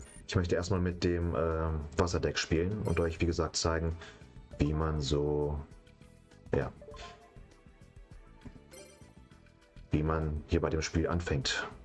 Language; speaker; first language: German; native; German